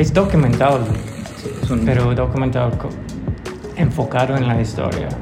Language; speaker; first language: Spanish; non-native, learner; English